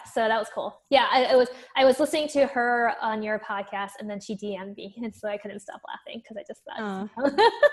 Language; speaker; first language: English; native; English